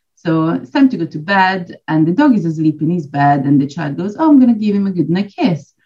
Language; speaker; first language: English; non-native, fluent; Italian